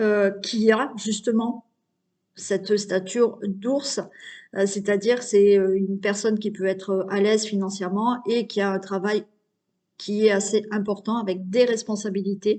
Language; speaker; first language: French; native; French